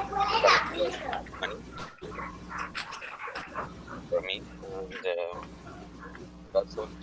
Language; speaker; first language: English; non-native, learner; Spanish